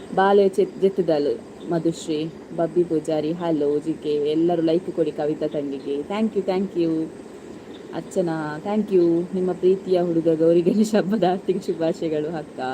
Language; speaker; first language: Kannada; non-native, local second language; Tulu